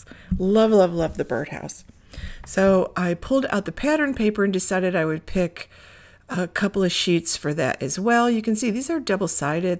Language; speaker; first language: English; native; English